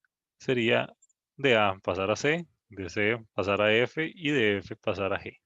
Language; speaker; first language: Spanish; native; Spanish